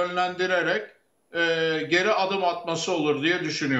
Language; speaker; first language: Turkish; native; Turkish